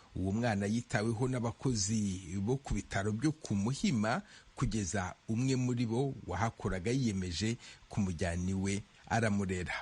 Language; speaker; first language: Kinyarwanda; native; Kinyarwanda